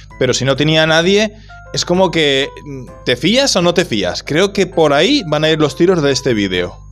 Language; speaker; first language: Spanish; native; Spanish